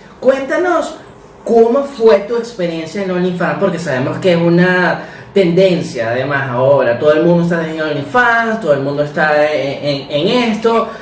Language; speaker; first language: Spanish; native; Spanish